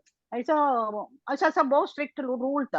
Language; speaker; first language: Hindi; non-native, local second language; Tamil